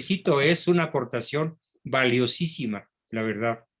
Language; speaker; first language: Spanish; native; Spanish